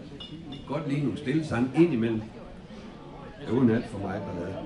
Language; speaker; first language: Danish; native; Danish